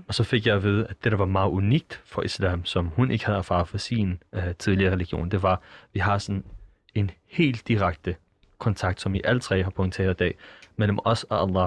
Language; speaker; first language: Danish; early bilingual, other home language; Arabic